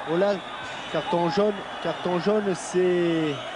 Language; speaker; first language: French; native; French